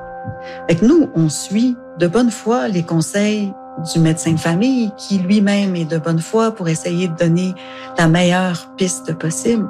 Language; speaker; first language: French; native; French